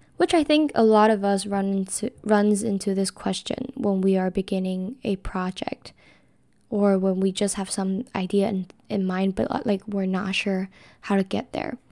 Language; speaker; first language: English; non-native, fluent; Chinese